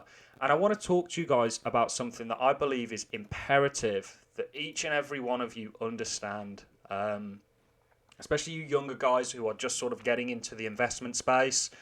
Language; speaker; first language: English; native; English